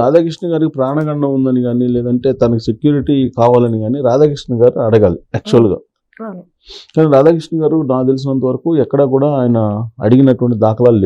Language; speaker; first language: Telugu; native; Telugu